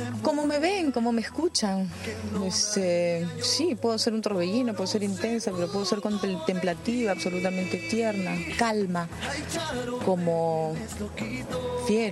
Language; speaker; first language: Spanish; native; Spanish